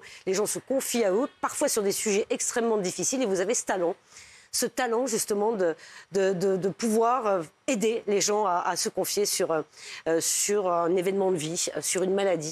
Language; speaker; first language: French; native; French